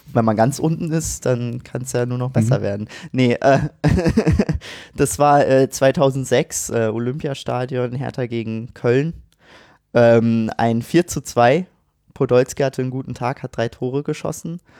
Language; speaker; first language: German; native; German